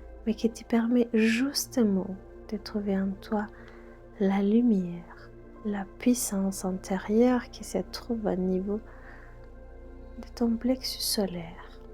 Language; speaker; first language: French; non-native, fluent; Spanish